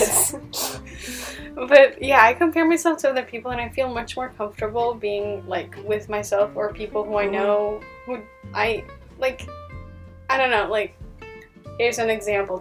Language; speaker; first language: English; early bilingual, other home language; Hebrew